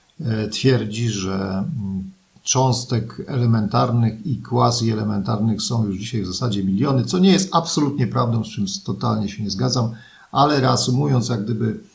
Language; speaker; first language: Polish; native; Polish